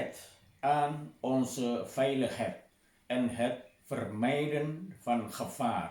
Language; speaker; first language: Dutch; non-native, fluent; Indonesian